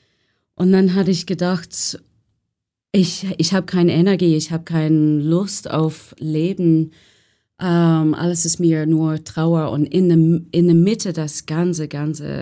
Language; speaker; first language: German; non-native, learner; English